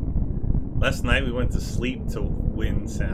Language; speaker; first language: English; native; English